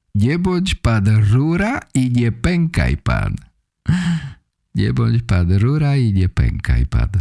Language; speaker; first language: Polish; native; Polish